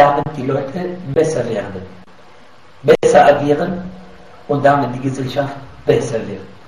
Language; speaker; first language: German; non-native, fluent; Arabic